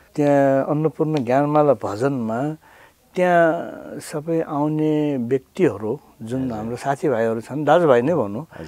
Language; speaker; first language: Nepali; non-native, local second language; Newari